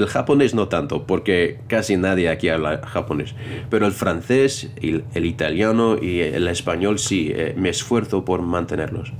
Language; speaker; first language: Spanish; non-native, fluent; English